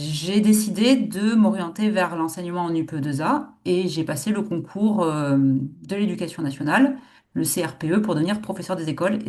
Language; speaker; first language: French; native; French